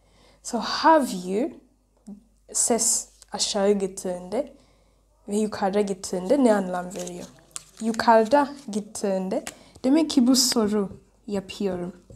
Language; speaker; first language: Turkish; non-native, learner; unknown